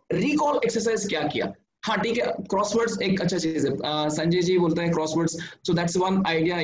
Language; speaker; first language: Hindi; non-native, local second language; Telugu